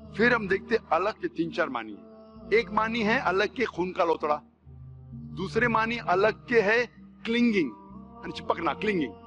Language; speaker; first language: Hindi; non-native, local second language; Konkani